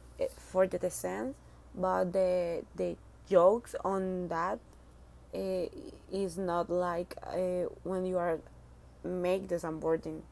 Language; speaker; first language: English; non-native, learner; Spanish